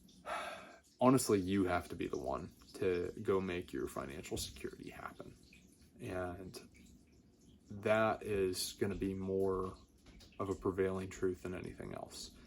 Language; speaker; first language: English; native; English